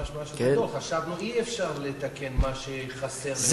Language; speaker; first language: Hebrew; non-native, local second language; English